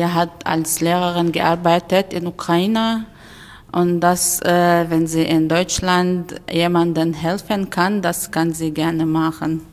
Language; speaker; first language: German; non-native, fluent; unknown